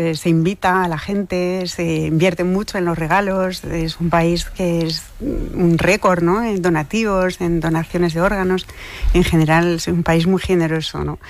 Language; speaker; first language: Spanish; non-native, fluent; French